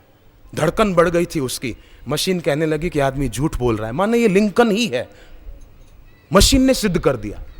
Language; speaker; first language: Hindi; native; Hindi